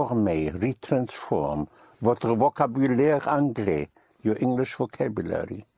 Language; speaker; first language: French; non-native, fluent; English